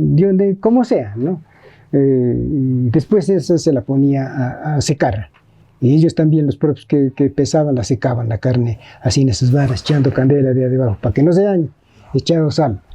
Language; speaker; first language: Spanish; native; Spanish